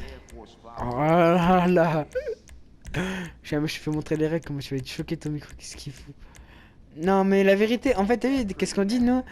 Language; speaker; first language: French; native; French